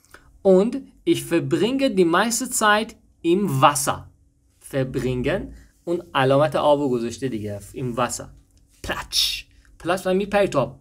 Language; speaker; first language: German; non-native, fluent; Persian